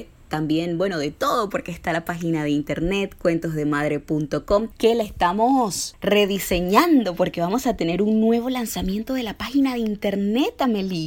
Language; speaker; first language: Spanish; native; Spanish